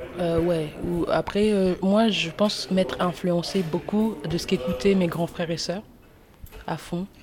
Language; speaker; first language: French; early bilingual, other home language; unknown